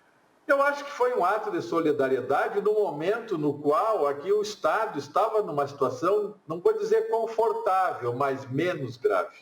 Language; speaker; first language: Portuguese; native; Portuguese